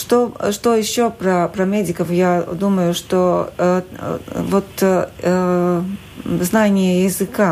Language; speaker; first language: Russian; non-native, local second language; Latvian